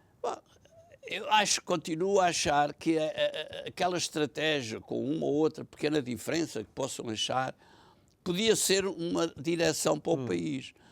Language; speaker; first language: Portuguese; native; Portuguese